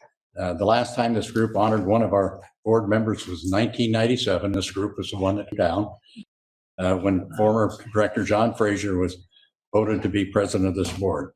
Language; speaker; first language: English; native; English